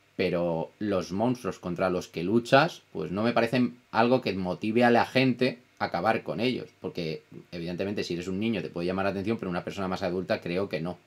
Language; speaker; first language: Spanish; non-native, fluent; Italian